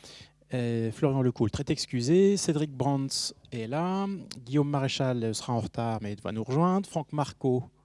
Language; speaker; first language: French; native; French